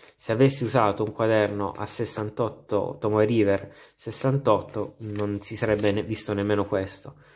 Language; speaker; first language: Italian; native; Italian